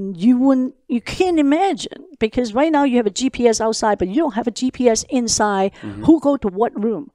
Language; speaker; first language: English; non-native, local second language; Cantonese